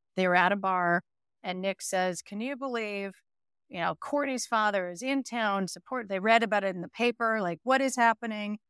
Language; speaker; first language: English; native; English